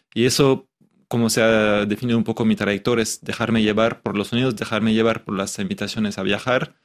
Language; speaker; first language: Spanish; non-native, fluent; French